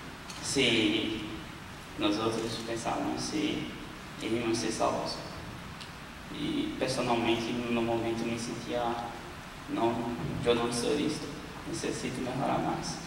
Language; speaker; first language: Spanish; non-native, learner; Portuguese